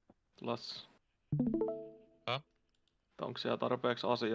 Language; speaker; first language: Finnish; native; Finnish